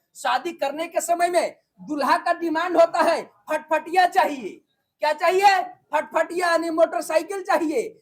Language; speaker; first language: Hindi; native; Hindi